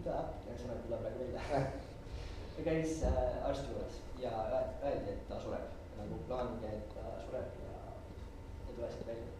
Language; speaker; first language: Estonian; non-native, fluent; English